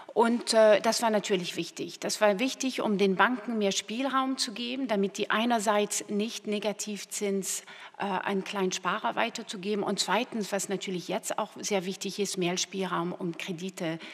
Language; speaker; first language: German; non-native, fluent; French